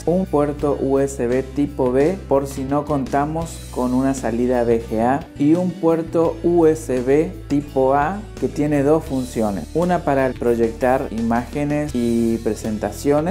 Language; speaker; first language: Spanish; native; Spanish